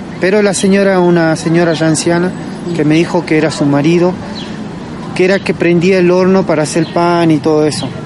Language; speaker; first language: Spanish; native; Spanish